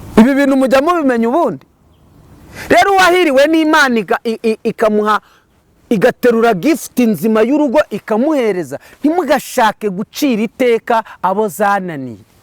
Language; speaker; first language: Kinyarwanda; native; Kinyarwanda